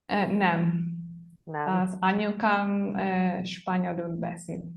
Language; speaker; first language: Hungarian; non-native, learner; Spanish